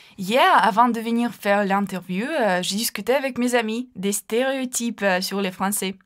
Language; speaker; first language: French; non-native, fluent; Ukrainian